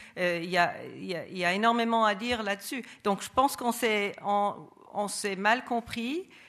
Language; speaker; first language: French; non-native, fluent; English